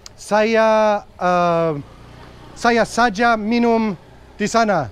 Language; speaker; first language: Indonesian; non-native, learner; English